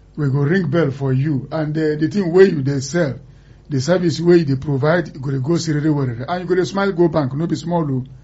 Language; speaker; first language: Nigerian Pidgin; non-native, local second language; Igbo